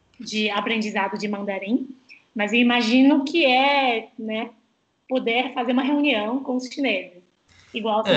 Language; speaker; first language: Portuguese; non-native, fluent; Chinese